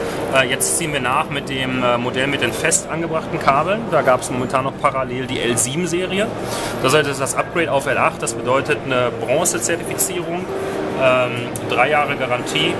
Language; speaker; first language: German; native; German